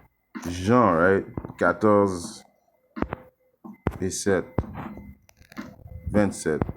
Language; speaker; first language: French; native; French